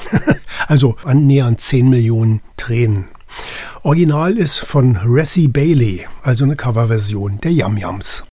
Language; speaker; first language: German; native; German